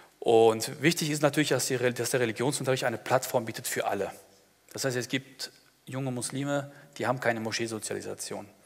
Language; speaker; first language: German; early bilingual, other home language; Turkish